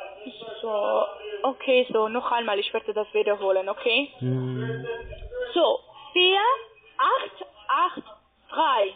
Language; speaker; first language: German; non-native, learner; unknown